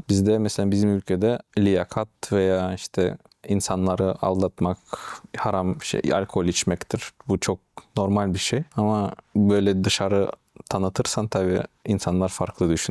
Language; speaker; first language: Turkish; non-native, fluent; Russian